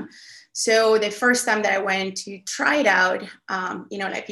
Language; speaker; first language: English; non-native, fluent; Spanish